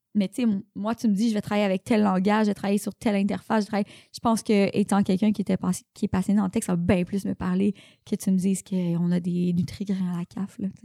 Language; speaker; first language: French; native; French